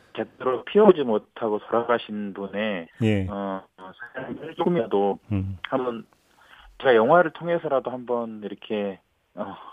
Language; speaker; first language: Korean; native; Korean